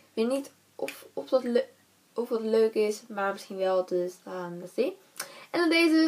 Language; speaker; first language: Dutch; native; Dutch